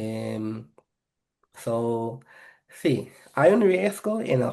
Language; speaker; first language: Spanish; non-native, fluent; English